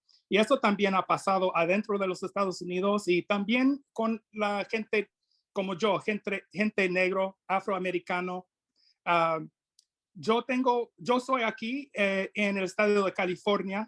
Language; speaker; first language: Spanish; non-native, fluent; English